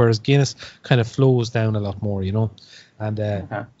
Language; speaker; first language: English; native; English